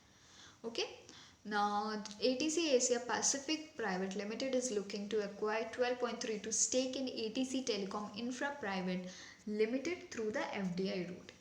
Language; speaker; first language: English; non-native, local second language; Hindi